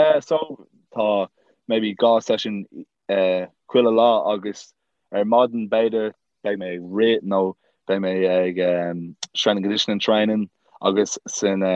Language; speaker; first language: Irish; non-native, local second language; English